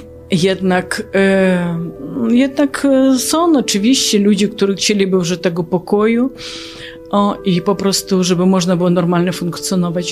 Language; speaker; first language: Polish; non-native, fluent; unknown